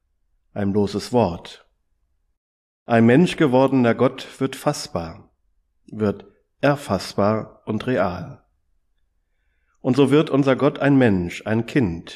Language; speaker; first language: German; native; German